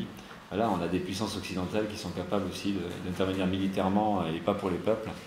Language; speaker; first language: French; native; French